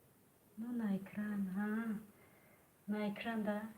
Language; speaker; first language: Russian; non-native, learner; Tajik